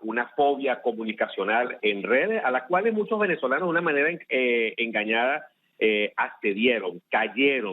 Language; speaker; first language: Spanish; native; Spanish